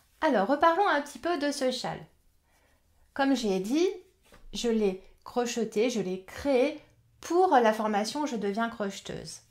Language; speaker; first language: French; native; French